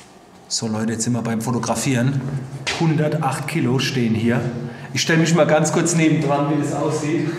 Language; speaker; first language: German; native; German